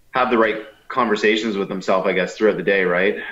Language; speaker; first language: English; native; English